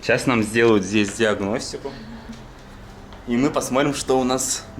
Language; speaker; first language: Russian; native; Russian